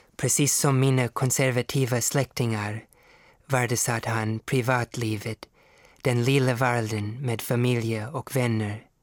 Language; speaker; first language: Swedish; non-native, fluent; English